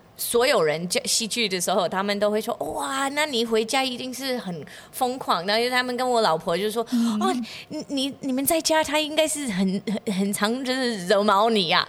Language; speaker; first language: Chinese; non-native, fluent; English